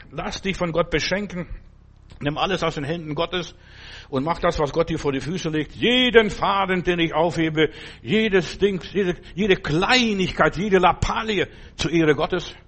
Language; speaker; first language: German; non-native, fluent; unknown